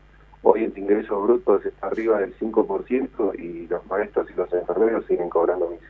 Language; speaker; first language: Spanish; native; Spanish